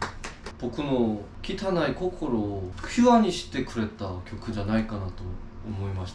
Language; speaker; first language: Japanese; non-native, fluent; Korean